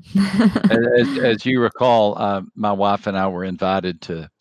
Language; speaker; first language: English; native; English